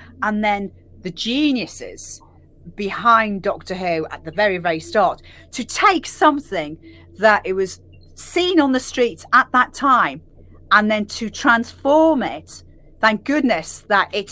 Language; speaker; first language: English; native; English